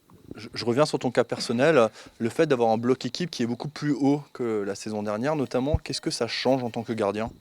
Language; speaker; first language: French; native; French